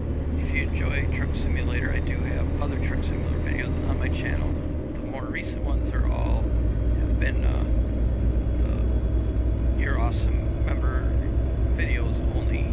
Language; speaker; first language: English; native; English